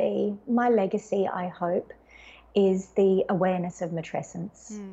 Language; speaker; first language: English; native; English